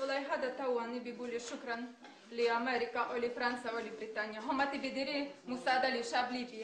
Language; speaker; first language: Arabic; non-native, learner; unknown